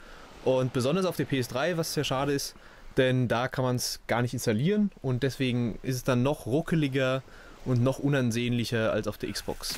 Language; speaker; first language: German; native; German